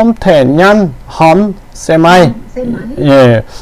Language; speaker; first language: Vietnamese; non-native, learner; Korean